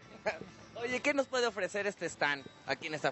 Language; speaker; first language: Spanish; native; Spanish